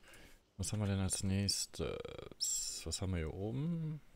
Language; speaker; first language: German; native; German